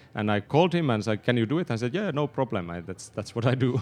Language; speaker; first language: English; non-native, fluent; Finnish